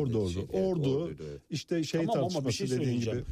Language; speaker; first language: Turkish; native; Turkish